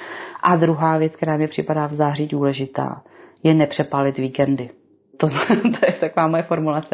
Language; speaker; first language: Czech; native; Czech